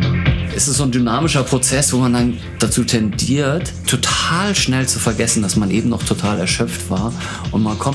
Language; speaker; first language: German; native; German